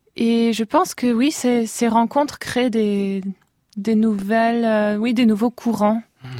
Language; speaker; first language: French; native; French